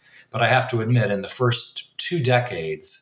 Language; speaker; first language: English; native; English